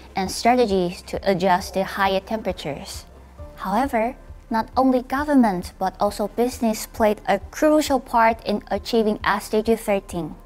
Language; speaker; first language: English; non-native, fluent; Chinese